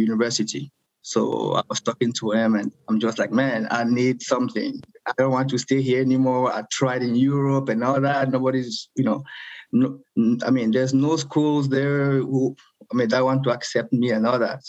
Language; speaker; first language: English; non-native, local second language; French